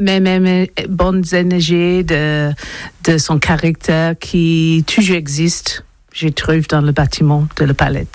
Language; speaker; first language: French; non-native, learner; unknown